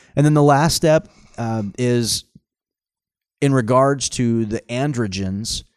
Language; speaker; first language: English; native; English